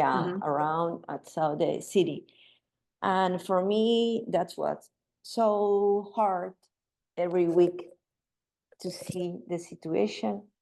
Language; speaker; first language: English; non-native, learner; Spanish